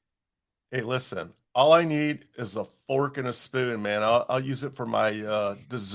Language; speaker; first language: English; native; English